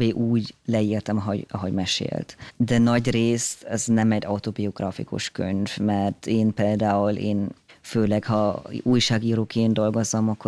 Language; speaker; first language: Hungarian; early bilingual, heritage; German